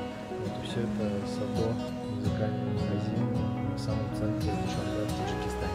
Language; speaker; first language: Russian; native; Russian